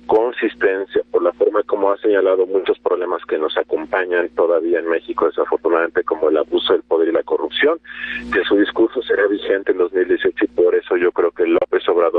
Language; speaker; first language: Spanish; native; Spanish